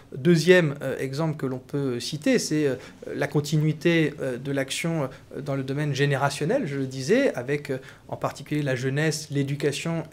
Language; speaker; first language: French; native; French